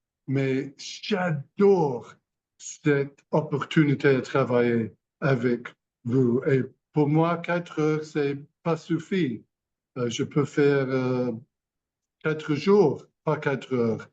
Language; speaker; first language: French; non-native, learner; English